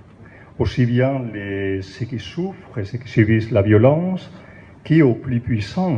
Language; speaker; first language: French; native; French